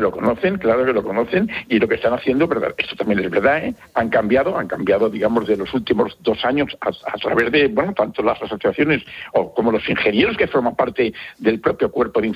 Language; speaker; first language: Spanish; native; Spanish